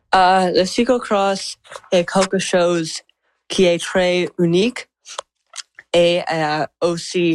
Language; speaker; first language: French; non-native, learner; English